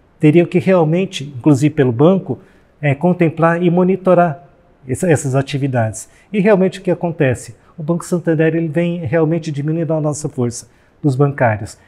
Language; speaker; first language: Portuguese; native; Portuguese